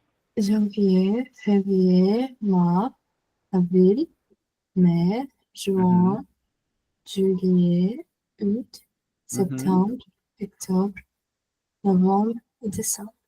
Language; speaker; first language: French; non-native, learner; Portuguese